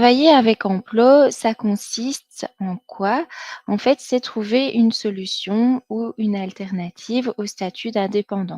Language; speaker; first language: French; native; French